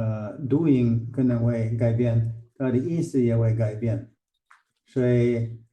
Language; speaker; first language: Chinese; non-native, fluent; English